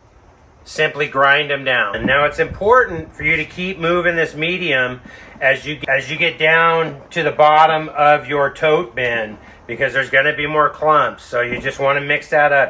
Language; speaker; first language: English; native; English